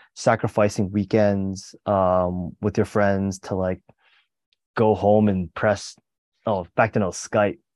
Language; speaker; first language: English; native; English